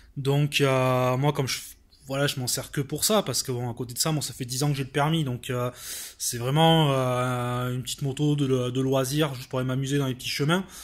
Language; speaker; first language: French; native; French